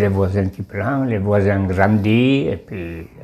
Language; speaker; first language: French; non-native, local second language; Basque